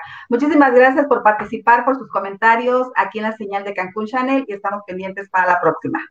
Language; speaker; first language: Spanish; native; Spanish